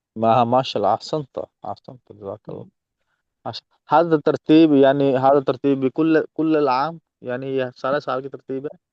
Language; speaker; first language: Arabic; non-native, learner; Urdu